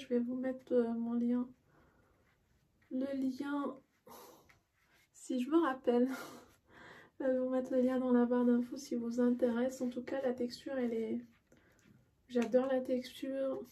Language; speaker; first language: French; native; French